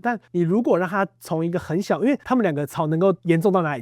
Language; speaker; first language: Chinese; native; Chinese